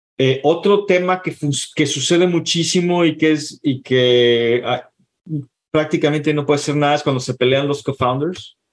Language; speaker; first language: Spanish; native; Spanish